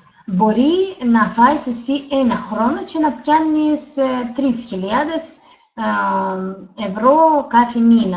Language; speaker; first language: Greek; non-native, learner; Russian